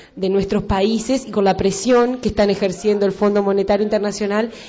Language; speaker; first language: Spanish; native; Spanish